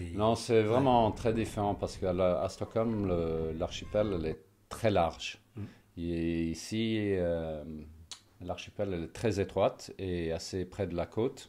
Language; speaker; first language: French; non-native, fluent; Swedish